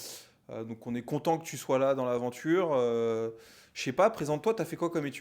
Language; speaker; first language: French; native; French